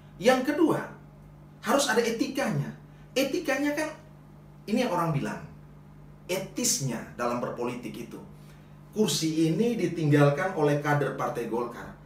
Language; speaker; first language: Indonesian; native; Indonesian